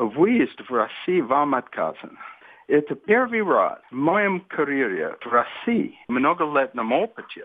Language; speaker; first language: Russian; non-native, fluent; English